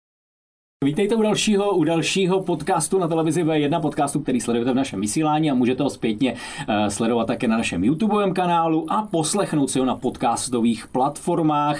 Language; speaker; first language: Czech; native; Czech